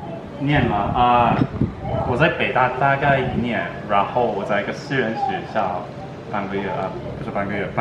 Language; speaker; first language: Chinese; non-native, learner; English